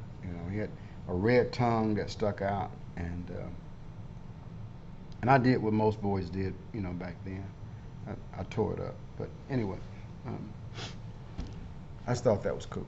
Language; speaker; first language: English; native; English